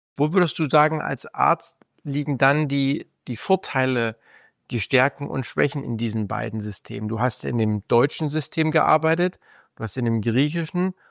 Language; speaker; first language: German; native; German